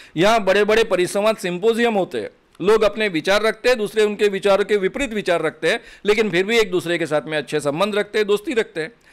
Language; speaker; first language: Hindi; non-native, local second language; Marathi